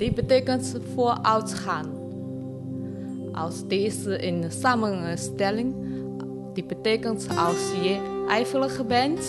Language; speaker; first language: Dutch; non-native, learner; Chinese